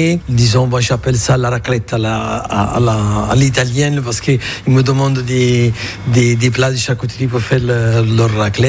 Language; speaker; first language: French; non-native, fluent; Italian